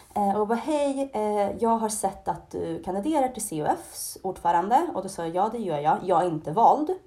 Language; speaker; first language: Swedish; early bilingual, other home language; Hungarian